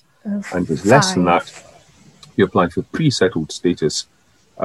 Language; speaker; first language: English; native; English